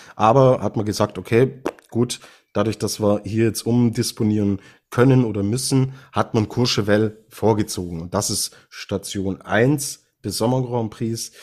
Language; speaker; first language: German; native; German